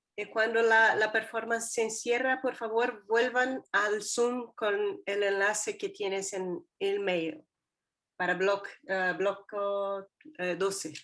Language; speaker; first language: Spanish; non-native, fluent; Portuguese